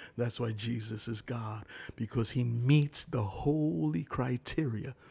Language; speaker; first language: English; early bilingual, other home language; Spanish